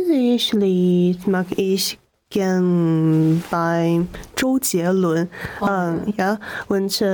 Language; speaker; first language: German; non-native, learner; Chinese